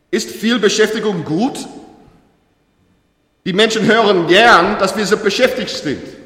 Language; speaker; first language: German; non-native, learner; English